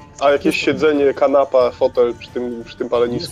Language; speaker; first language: Polish; native; Polish